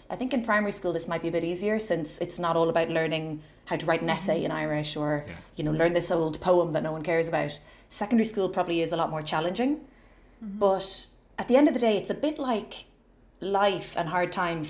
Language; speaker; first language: English; native; English